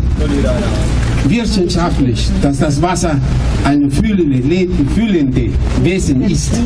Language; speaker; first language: German; non-native, fluent; Spanish